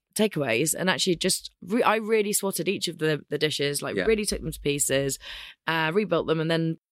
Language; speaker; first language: English; native; English